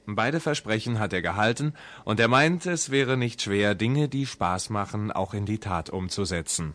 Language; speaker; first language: German; native; German